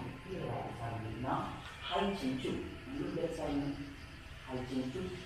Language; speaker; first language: Vietnamese; non-native, learner; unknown